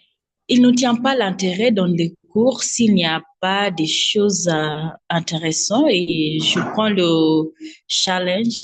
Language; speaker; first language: French; non-native, fluent; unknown